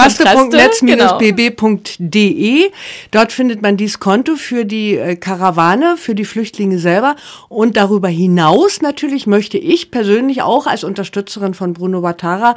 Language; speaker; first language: German; native; German